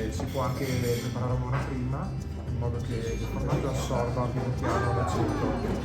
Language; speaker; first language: Italian; native; Italian